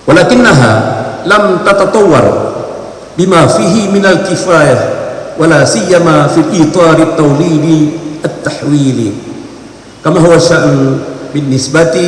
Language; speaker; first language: Arabic; non-native, fluent; Indonesian